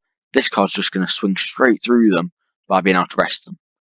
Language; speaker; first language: English; native; English